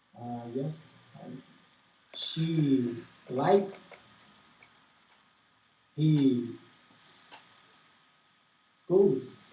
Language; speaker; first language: English; non-native, learner; Portuguese